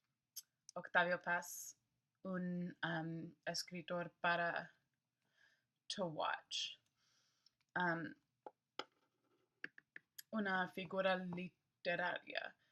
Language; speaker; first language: Spanish; non-native, learner; English